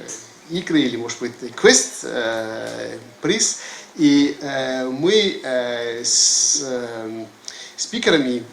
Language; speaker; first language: Russian; non-native, fluent; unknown